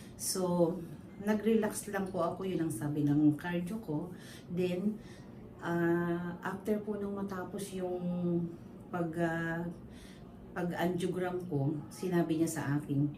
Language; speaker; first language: Filipino; native; Filipino